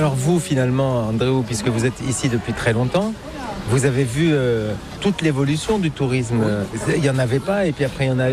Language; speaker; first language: French; native; French